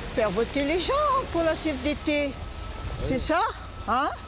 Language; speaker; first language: French; native; French